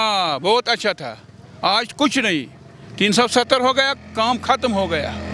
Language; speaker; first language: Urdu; non-native, local second language; Kashmiri